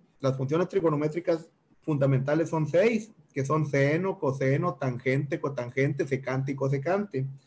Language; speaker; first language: Spanish; native; Spanish